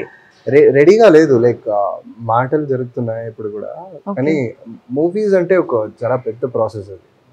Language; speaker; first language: Telugu; non-native, fluent; Tamil